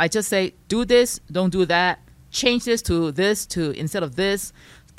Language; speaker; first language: English; non-native, local second language; Chinese